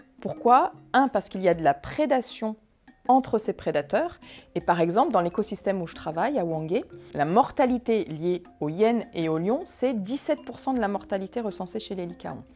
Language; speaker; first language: French; native; French